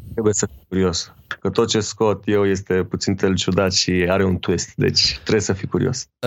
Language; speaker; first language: Romanian; native; Romanian